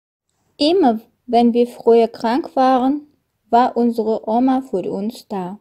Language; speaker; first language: German; non-native, fluent; Armenian